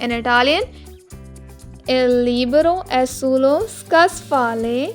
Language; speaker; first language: Italian; non-native, learner; Hindi